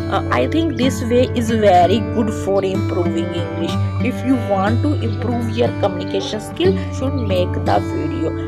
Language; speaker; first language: English; non-native, learner; Hindi